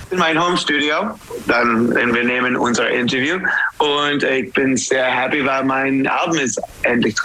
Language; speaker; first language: German; non-native, learner; English